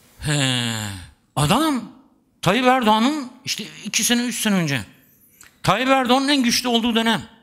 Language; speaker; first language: Turkish; native; Turkish